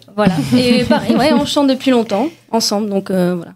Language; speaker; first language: French; non-native, fluent; Chinese